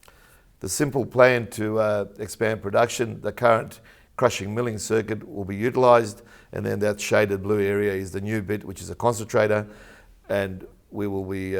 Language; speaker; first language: English; native; English